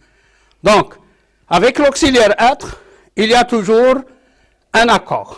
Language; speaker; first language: French; non-native, local second language; Arabic